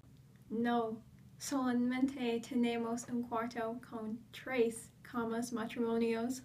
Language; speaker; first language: Spanish; non-native, learner; English